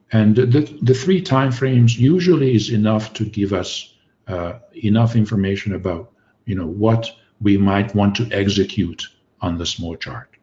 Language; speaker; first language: English; non-native, fluent; Hungarian